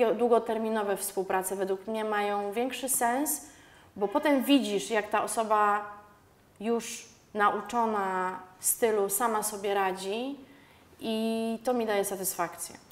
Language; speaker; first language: Polish; native; Polish